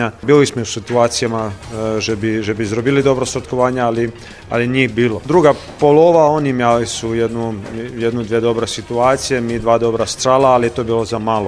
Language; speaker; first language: Polish; non-native, learner; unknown